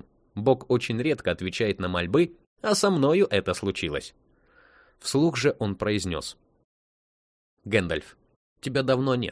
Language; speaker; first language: Russian; native; Russian